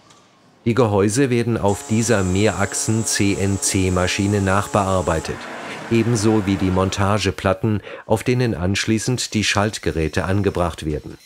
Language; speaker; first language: German; native; German